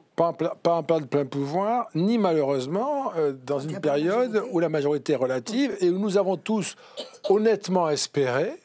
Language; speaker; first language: French; native; French